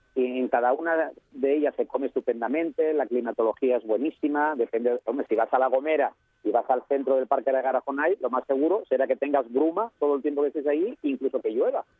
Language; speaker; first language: Spanish; native; Spanish